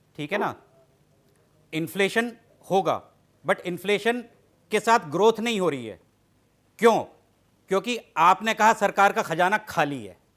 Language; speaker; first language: Hindi; native; Hindi